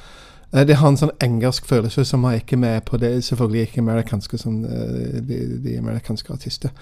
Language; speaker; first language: Norwegian; non-native, fluent; English